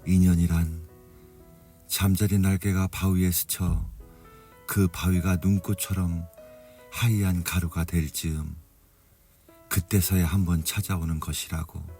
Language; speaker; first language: Korean; native; Korean